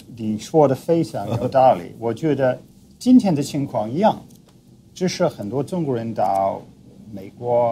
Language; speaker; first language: Chinese; non-native, fluent; English